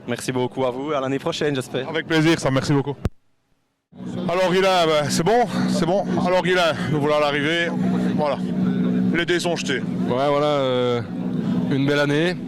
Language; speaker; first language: French; native; French